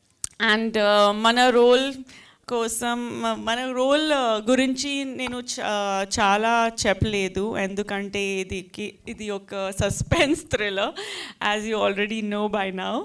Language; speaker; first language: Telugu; non-native, learner; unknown